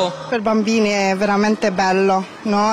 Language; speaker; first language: Italian; non-native, learner; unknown